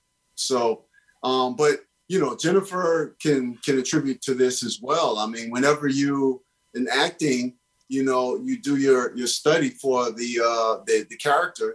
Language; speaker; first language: English; native; English